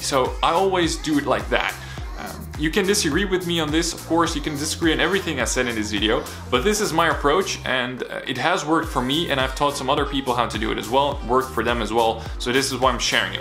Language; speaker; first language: English; non-native, fluent; Dutch